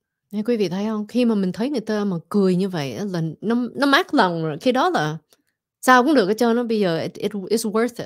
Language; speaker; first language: Vietnamese; early bilingual, heritage; Vietnamese